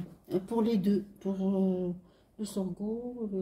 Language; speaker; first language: French; non-native, local second language; Arabic